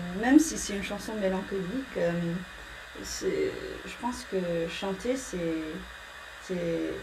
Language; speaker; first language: French; early bilingual, heritage; English